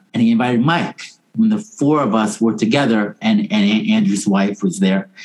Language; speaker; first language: English; native; English